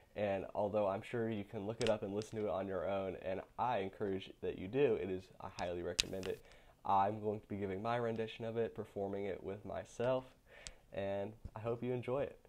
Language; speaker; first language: English; native; English